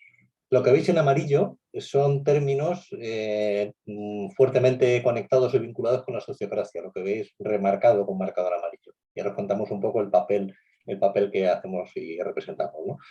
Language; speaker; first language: Spanish; native; Spanish